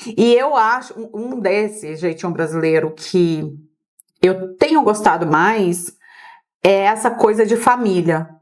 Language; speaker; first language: Portuguese; native; Portuguese